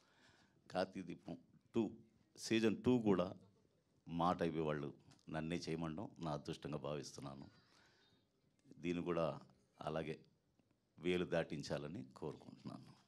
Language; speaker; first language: Telugu; native; Telugu